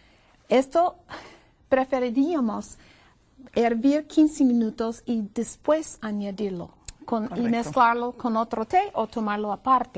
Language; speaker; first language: Spanish; non-native, fluent; English